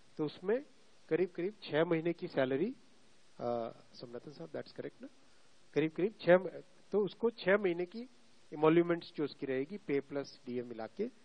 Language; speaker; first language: Hindi; native; Hindi